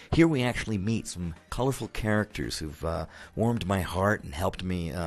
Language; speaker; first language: English; native; English